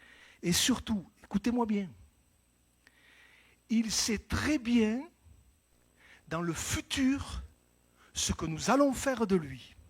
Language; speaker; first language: French; native; French